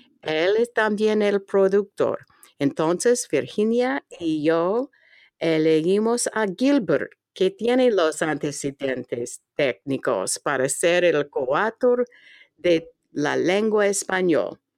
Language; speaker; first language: Spanish; non-native, fluent; English